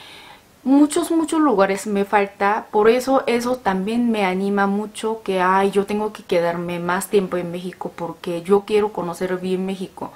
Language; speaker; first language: Spanish; non-native, learner; Korean